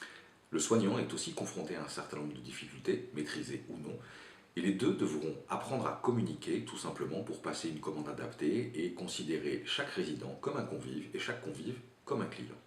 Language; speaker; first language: French; native; French